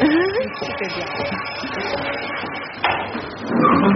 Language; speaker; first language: French; non-native, learner; Arabic